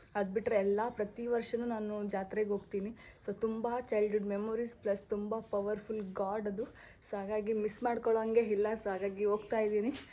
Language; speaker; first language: Kannada; non-native, local second language; Konkani